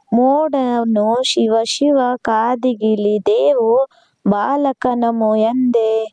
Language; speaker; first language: Kannada; non-native, local second language; Urdu